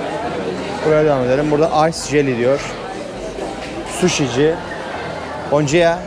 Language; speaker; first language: Turkish; native; Turkish